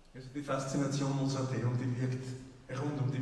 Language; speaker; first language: German; native; German